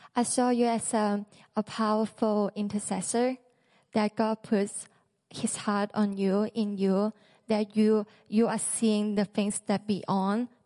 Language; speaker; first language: English; non-native, local second language; Cantonese